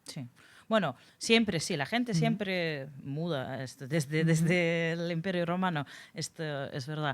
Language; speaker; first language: Spanish; non-native, fluent; Russian